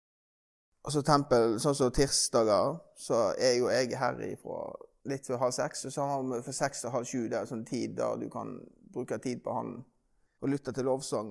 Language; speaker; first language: Norwegian; native; Norwegian